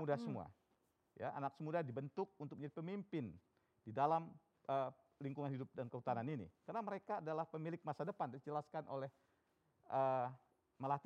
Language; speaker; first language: Indonesian; native; Indonesian